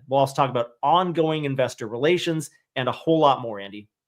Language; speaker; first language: English; native; English